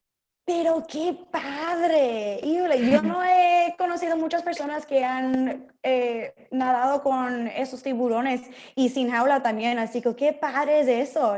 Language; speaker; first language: Spanish; early bilingual, heritage; Spanish